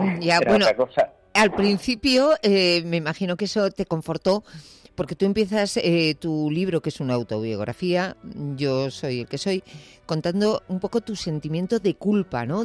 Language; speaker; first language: Spanish; native; Spanish